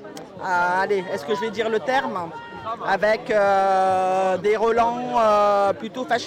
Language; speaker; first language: French; native; French